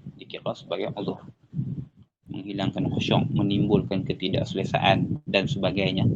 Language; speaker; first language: Malay; native; Malay